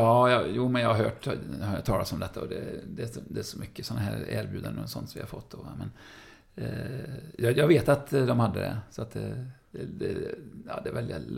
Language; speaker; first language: Swedish; native; Swedish